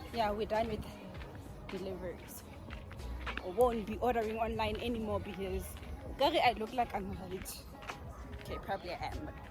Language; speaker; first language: English; non-native, local second language; Zulu